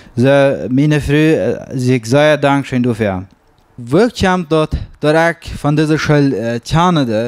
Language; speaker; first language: German; non-native, learner; Plautdietsch